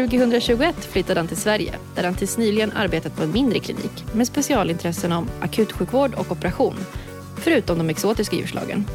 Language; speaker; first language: Swedish; native; Swedish